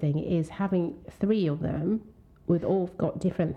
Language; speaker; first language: English; non-native, local second language; Swahili